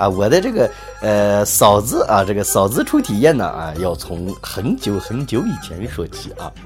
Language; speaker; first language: Chinese; native; Chinese